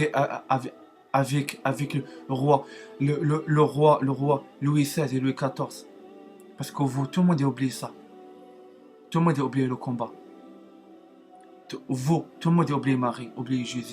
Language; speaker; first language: French; non-native, learner; Arabic